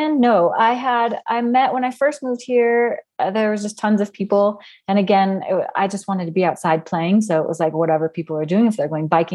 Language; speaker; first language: English; native; English